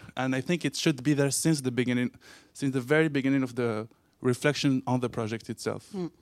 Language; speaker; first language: English; non-native, fluent; Arabic